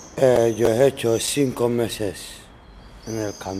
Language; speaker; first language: Spanish; non-native, learner; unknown